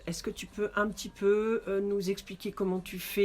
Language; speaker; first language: French; native; French